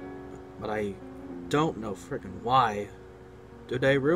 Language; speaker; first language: English; native; English